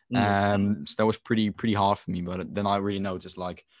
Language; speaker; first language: English; non-native, fluent; Dutch